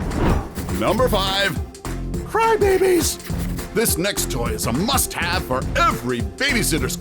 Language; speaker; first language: English; native; English